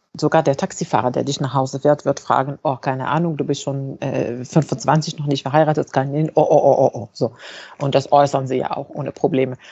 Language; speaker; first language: German; non-native, fluent; Arabic